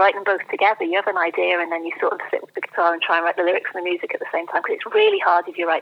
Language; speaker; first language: English; native; English